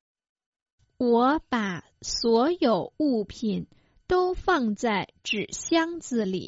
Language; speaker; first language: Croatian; non-native, fluent; Chinese